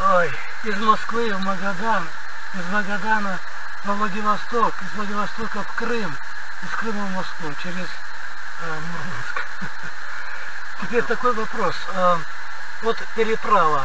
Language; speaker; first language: Russian; native; Russian